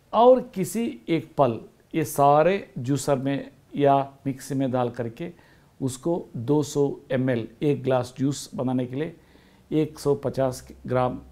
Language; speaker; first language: Hindi; non-native, local second language; Kannada